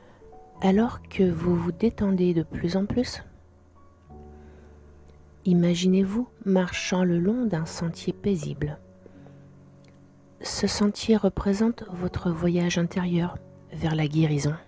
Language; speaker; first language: French; native; French